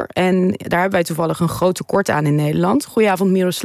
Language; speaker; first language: Dutch; native; Dutch